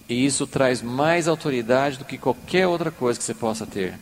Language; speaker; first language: Portuguese; native; Portuguese